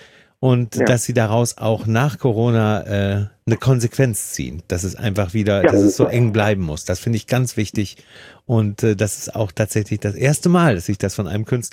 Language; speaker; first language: German; native; German